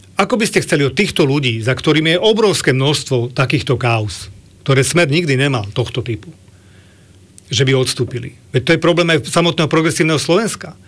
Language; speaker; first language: Slovak; native; Slovak